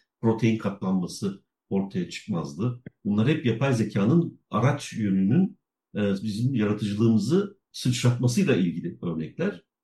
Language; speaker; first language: Turkish; native; Turkish